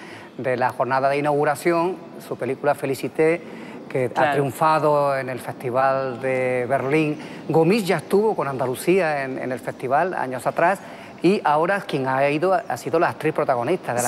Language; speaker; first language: Spanish; native; Spanish